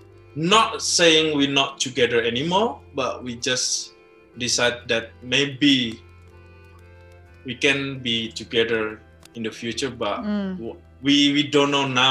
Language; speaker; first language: English; non-native, learner; Indonesian